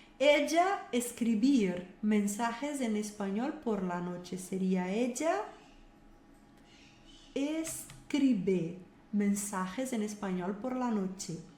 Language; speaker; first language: Spanish; non-native, fluent; Portuguese